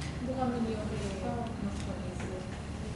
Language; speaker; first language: French; non-native, fluent; Arabic